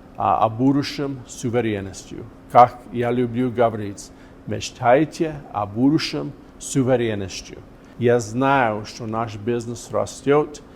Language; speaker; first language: Russian; non-native, fluent; English